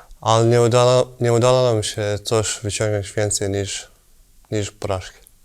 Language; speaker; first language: Polish; non-native, fluent; Bosnian